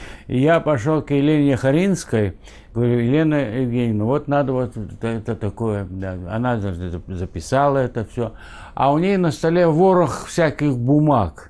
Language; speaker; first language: Russian; native; Russian